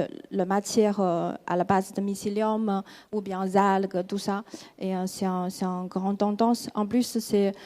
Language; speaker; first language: French; non-native, fluent; Chinese